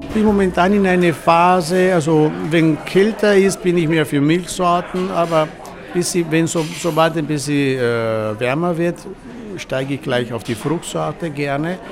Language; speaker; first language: German; non-native, fluent; Italian